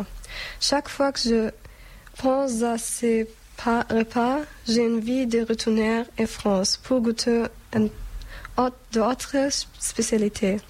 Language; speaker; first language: French; non-native, learner; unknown